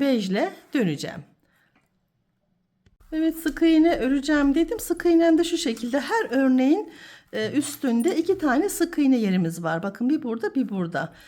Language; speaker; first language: Turkish; native; Turkish